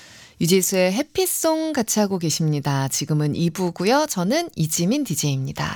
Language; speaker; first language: Korean; native; Korean